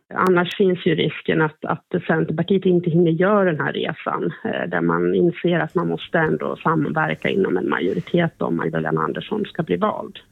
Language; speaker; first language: Swedish; native; Swedish